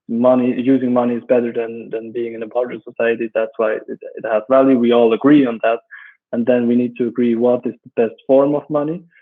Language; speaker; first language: English; non-native, fluent; German